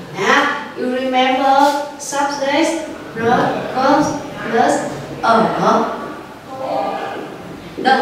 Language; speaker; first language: English; non-native, learner; Vietnamese